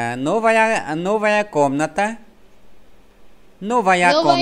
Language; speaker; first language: Russian; non-native, fluent; Vietnamese